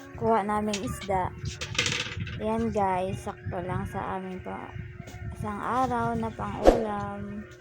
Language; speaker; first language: Filipino; non-native, local second language; Waray